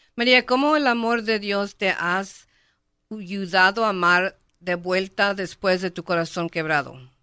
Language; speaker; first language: Spanish; non-native, learner; English